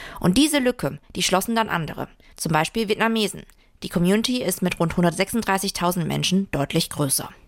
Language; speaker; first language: German; early bilingual, other home language; Vietnamese